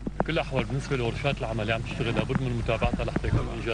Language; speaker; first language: Arabic; native; Arabic